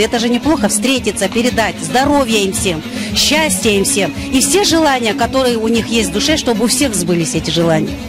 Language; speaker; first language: Russian; native; Russian